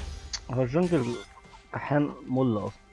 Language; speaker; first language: Arabic; native; Arabic